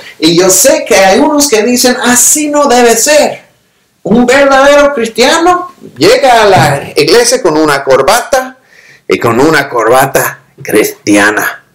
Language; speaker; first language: Spanish; non-native, fluent; English